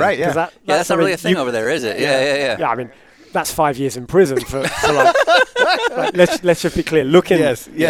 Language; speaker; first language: English; native; English